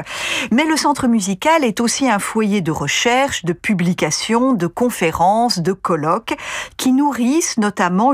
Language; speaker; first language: French; native; French